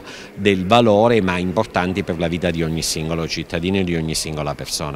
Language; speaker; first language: Italian; native; Italian